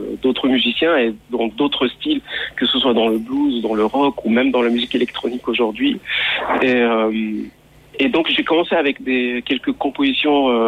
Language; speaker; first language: French; non-native, local second language; Arabic